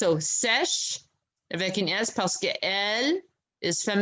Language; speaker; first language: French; non-native, local second language; English